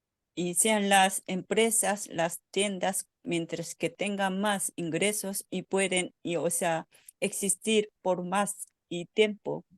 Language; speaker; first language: Spanish; non-native, fluent; Korean